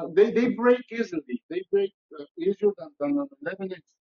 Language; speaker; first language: English; non-native, fluent; Spanish